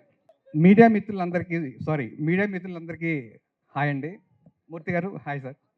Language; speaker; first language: Telugu; native; Telugu